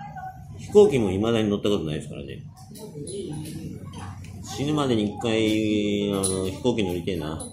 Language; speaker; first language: Japanese; native; Japanese